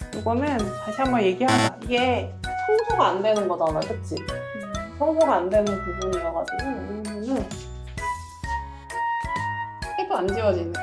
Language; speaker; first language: Korean; native; Korean